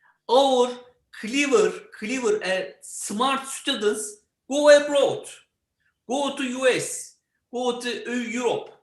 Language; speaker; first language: English; non-native, learner; Turkish